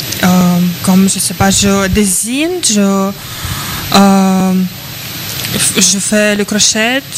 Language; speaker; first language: French; non-native, learner; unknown